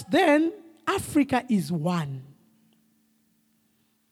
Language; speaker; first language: English; non-native, local second language; Shona